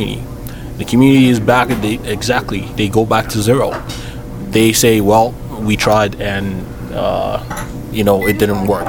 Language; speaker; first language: English; non-native, local second language; Igbo